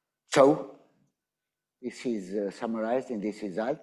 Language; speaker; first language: English; non-native, fluent; Arabic